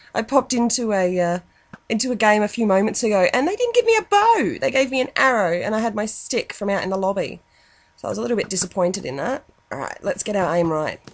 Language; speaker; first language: English; native; English